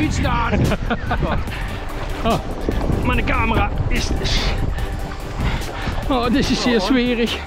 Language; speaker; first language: German; non-native, learner; Dutch